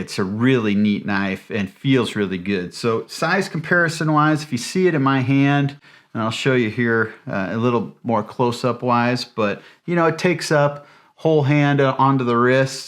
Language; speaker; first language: English; native; English